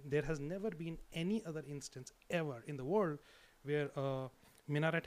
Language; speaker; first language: English; non-native, local second language; Hindi